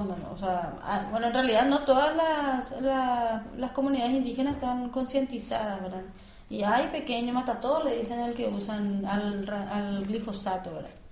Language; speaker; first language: Spanish; native; Spanish